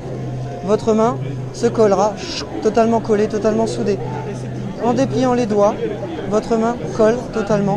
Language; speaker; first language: French; native; French